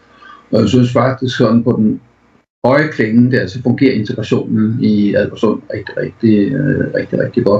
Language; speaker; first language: Danish; native; Danish